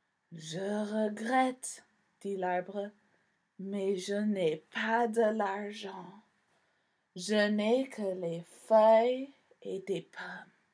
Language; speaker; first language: French; non-native, fluent; English